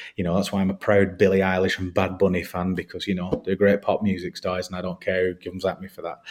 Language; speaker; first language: English; native; English